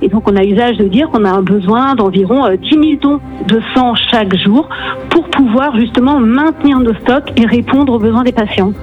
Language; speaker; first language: French; native; French